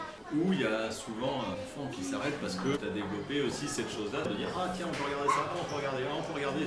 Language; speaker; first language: French; native; French